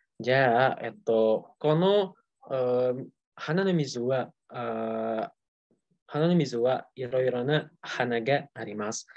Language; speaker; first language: Japanese; non-native, learner; Indonesian